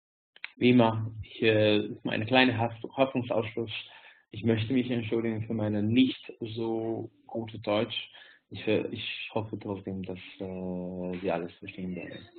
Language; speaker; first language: German; non-native, fluent; Hungarian